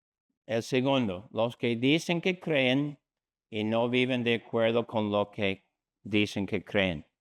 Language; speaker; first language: Spanish; non-native, fluent; English